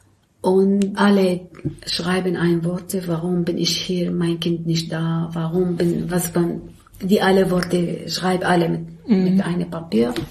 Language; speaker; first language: German; non-native, learner; Arabic